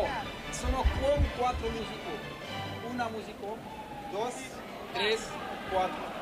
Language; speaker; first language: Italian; non-native, learner; Spanish